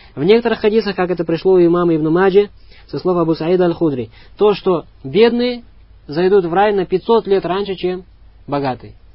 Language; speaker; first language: Russian; non-native, local second language; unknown